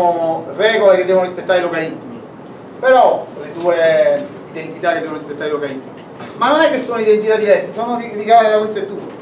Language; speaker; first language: Italian; native; Italian